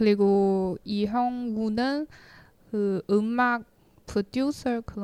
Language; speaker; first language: Korean; non-native, learner; Chinese